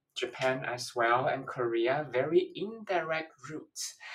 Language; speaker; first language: English; non-native, fluent; Chinese